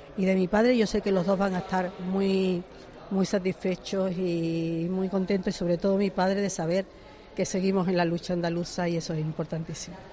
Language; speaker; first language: Spanish; native; Spanish